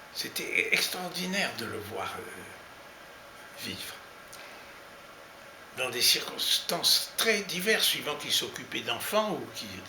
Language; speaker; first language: French; native; French